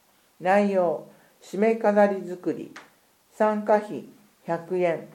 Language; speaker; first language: Japanese; native; Japanese